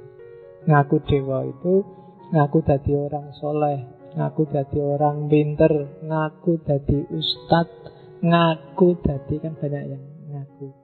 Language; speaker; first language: Indonesian; non-native, local second language; Javanese